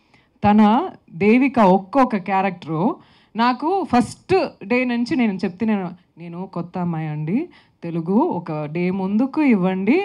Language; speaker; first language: Telugu; non-native, local second language; Tamil